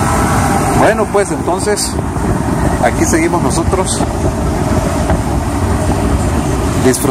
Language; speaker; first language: Spanish; native; Spanish